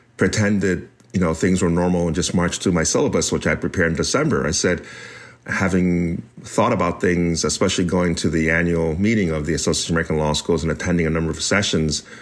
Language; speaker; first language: English; native; English